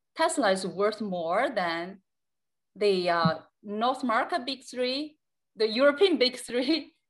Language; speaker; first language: English; non-native, fluent; Chinese